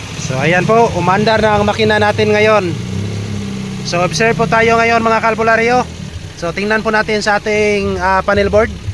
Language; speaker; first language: Filipino; non-native, local second language; Cebuano